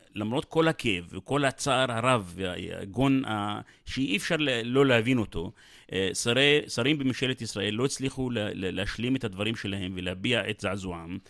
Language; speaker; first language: Hebrew; native; Hebrew